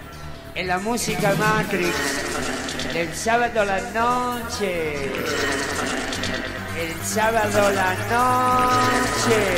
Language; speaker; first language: Spanish; non-native, learner; Italian